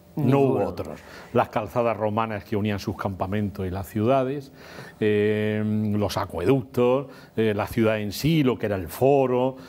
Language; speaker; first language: Spanish; native; Spanish